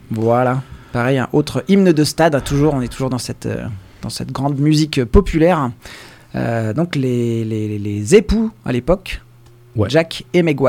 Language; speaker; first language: French; native; French